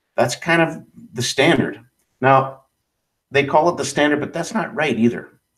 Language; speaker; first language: English; native; English